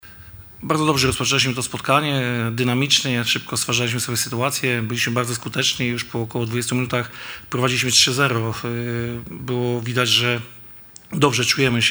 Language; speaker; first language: Polish; native; Polish